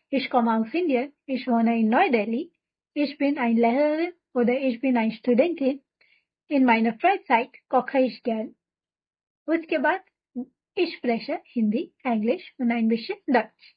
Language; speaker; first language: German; non-native, fluent; Hindi